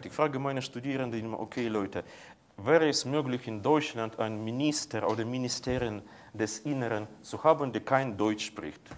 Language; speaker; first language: German; non-native, fluent; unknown